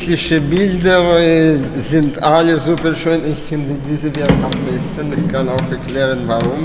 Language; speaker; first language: German; non-native, learner; Spanish